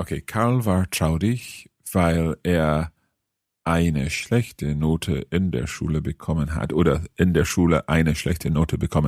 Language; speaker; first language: German; non-native, learner; English